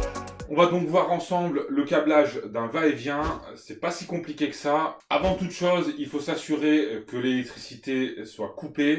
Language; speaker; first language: French; native; French